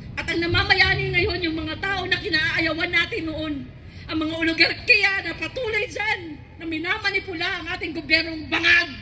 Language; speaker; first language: Filipino; native; Filipino